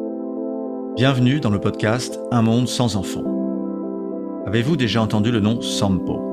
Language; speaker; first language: French; native; French